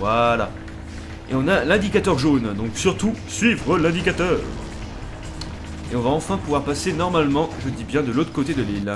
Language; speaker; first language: French; native; French